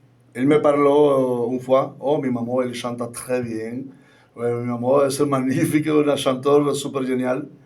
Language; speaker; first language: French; non-native, learner; Spanish